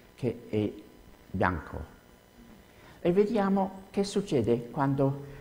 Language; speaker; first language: Italian; non-native, fluent; English